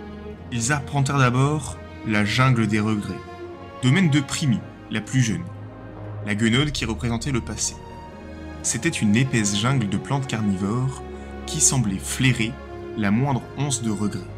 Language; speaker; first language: French; native; French